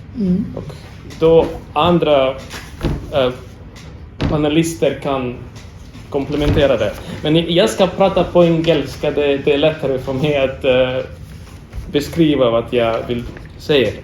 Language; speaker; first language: Swedish; non-native, learner; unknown